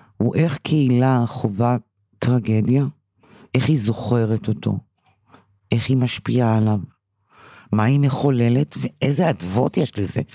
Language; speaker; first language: Hebrew; early bilingual, other home language; English